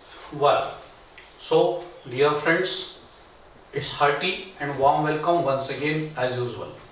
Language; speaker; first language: English; non-native, local second language; Marathi